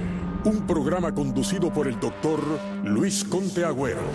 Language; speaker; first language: Spanish; native; Spanish